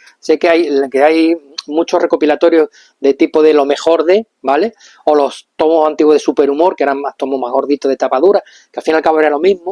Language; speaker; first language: Spanish; native; Spanish